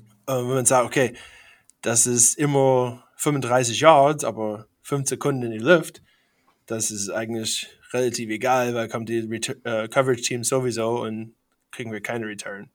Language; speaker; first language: German; non-native, fluent; English